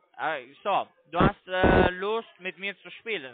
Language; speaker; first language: German; non-native, learner; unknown